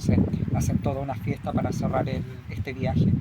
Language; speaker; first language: Spanish; native; Spanish